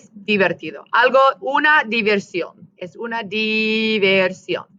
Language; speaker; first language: Spanish; non-native, fluent; English